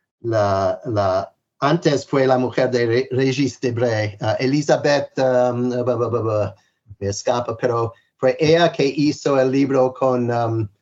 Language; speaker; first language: Spanish; non-native, fluent; English